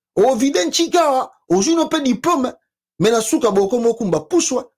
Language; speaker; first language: French; non-native, local second language; Lingala